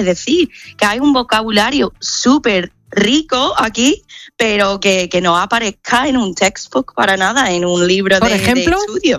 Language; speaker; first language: Spanish; non-native, fluent; English